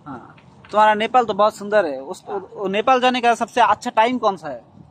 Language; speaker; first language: Hindi; non-native, learner; Bangla